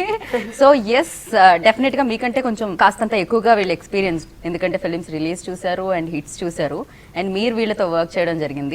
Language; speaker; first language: Telugu; native; Telugu